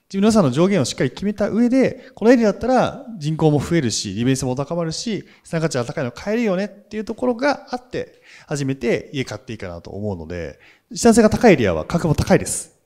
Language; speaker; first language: Japanese; native; Japanese